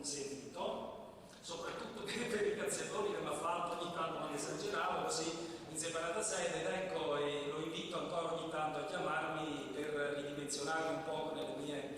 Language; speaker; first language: Italian; native; Italian